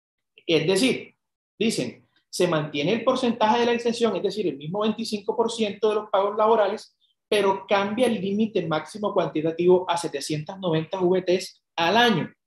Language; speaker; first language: Spanish; native; Spanish